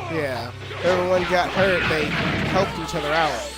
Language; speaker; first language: English; native; English